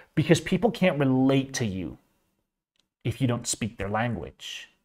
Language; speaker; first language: English; native; English